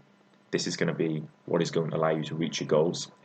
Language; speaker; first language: English; native; English